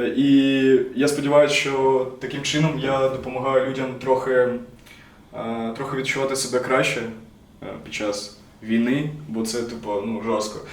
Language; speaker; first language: Ukrainian; non-native, local second language; Russian